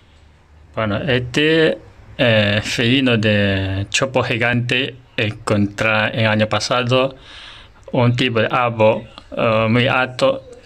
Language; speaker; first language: Spanish; non-native, learner; Chinese